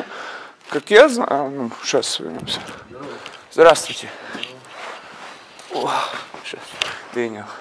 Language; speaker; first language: Russian; non-native, learner; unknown